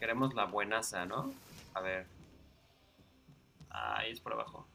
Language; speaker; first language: Spanish; native; Spanish